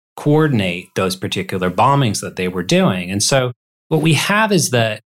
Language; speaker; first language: English; native; English